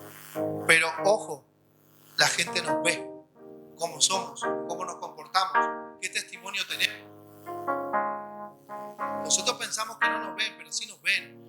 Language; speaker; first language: Spanish; native; Spanish